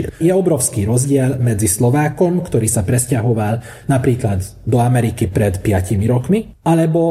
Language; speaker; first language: Slovak; early bilingual, heritage; Slovak